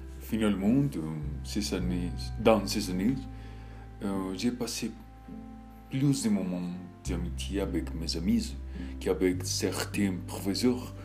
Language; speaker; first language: French; non-native, learner; Spanish